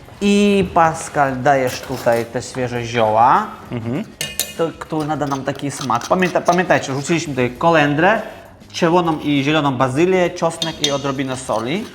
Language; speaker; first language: Polish; non-native, fluent; Georgian